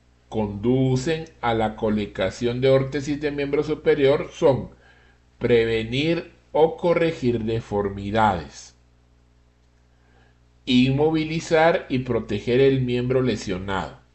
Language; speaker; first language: Spanish; native; Spanish